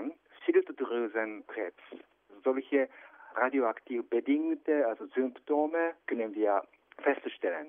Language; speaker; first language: German; non-native, fluent; Japanese